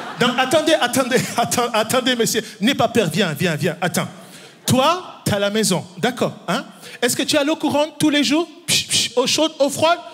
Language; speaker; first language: French; early bilingual, other home language; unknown